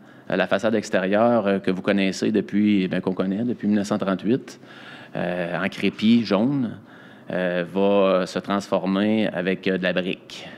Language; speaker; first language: French; native; French